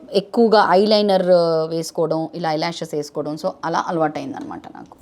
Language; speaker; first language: Telugu; non-native, fluent; Bangla